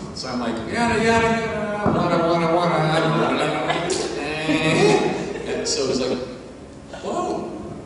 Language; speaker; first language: English; native; English